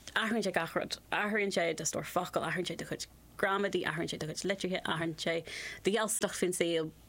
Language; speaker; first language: Irish; non-native, local second language; English